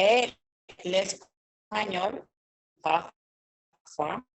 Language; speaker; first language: French; non-native, learner; Spanish